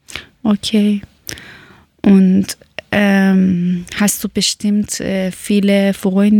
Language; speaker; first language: German; non-native, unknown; Persian